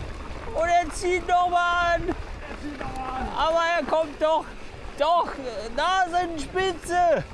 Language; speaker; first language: German; native; German